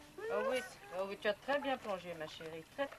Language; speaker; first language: French; native; French